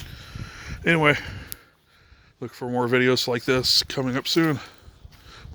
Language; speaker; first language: English; native; English